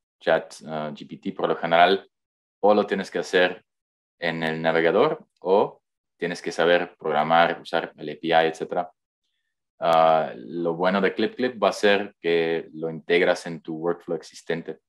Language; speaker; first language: Spanish; non-native, fluent; Dutch